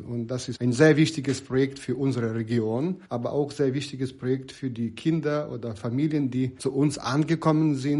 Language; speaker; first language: German; non-native, fluent; Ukrainian